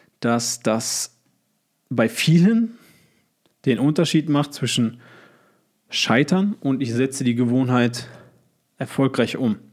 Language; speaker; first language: German; native; German